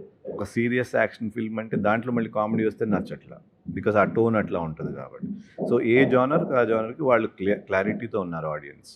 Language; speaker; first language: Telugu; native; Telugu